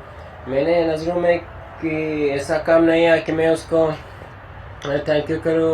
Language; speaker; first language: Hindi; non-native, learner; Persian